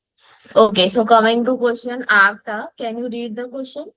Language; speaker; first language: English; non-native, local second language; Hindi